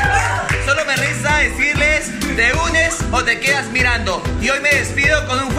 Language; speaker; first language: Spanish; native; Spanish